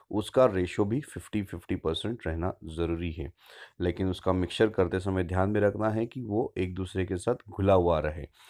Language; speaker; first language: Hindi; non-native, local second language; Marathi